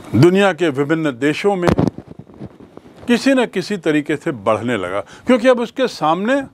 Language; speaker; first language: Hindi; native; Hindi